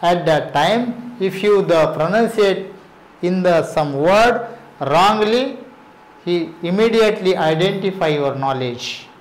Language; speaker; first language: English; non-native, local second language; Marathi